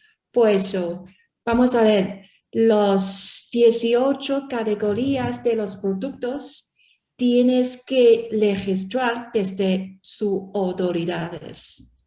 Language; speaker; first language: Spanish; non-native, learner; Chinese